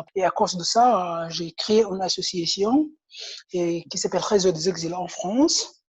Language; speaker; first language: French; non-native, learner; Somali